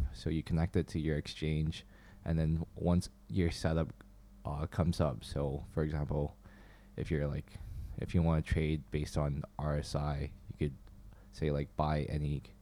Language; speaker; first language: English; non-native, fluent; Chinese